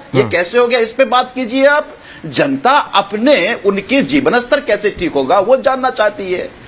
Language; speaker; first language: Hindi; native; Hindi